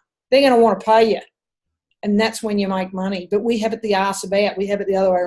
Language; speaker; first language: English; native; English